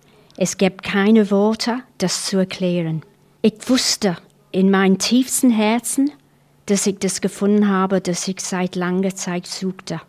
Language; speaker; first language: German; non-native, fluent; English